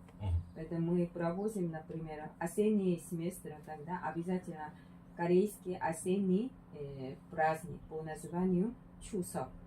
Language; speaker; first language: Russian; non-native, fluent; Korean